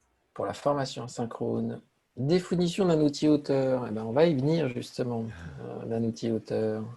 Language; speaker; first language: French; native; French